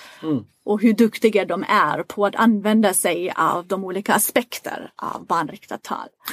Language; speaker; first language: Swedish; non-native, fluent; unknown